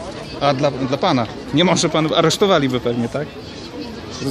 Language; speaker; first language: Ukrainian; non-native, learner; Polish